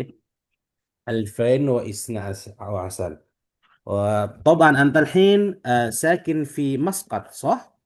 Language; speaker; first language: Arabic; non-native, fluent; Indonesian